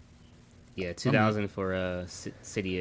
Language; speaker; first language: English; native; English